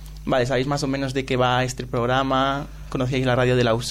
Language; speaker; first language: Spanish; native; Spanish